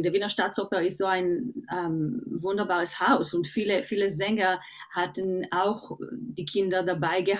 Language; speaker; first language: German; non-native, fluent; Hebrew